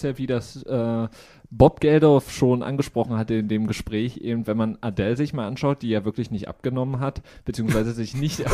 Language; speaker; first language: German; native; German